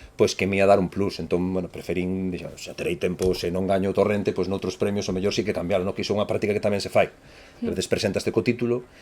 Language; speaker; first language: Galician; native; Galician